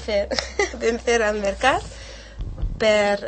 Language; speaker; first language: Catalan; non-native, learner; Dutch